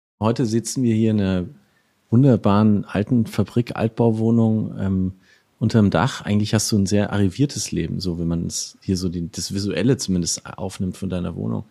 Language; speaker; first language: German; native; German